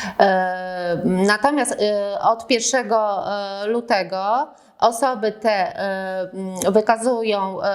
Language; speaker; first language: Polish; native; Polish